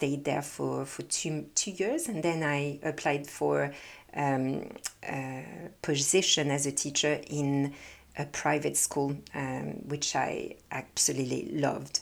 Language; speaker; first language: English; non-native, fluent; French